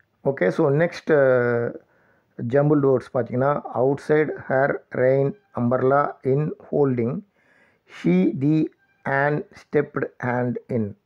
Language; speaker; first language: English; non-native, local second language; Tamil